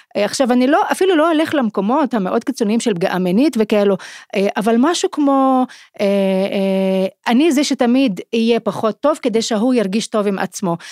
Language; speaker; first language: Hebrew; non-native, local second language; Arabic